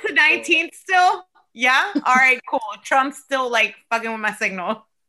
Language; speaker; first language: English; early bilingual, other home language; Spanish